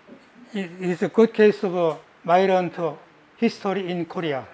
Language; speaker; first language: English; non-native, learner; Korean